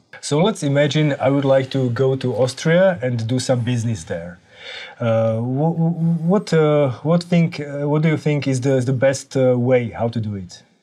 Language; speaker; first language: English; non-native, fluent; Slovak